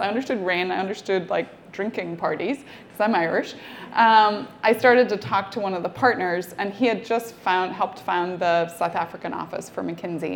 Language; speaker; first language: English; native; English